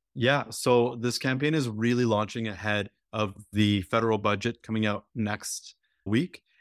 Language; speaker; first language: English; native; English